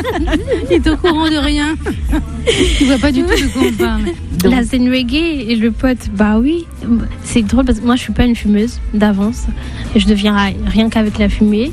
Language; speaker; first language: French; native; French